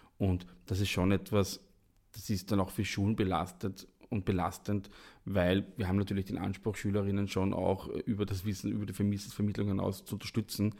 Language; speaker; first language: German; native; German